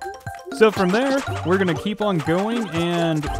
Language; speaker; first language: English; native; English